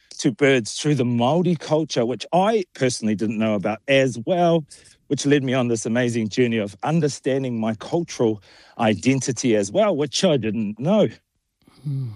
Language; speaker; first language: English; native; English